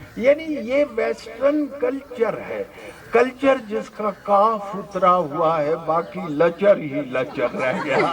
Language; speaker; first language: Urdu; non-native, local second language; Punjabi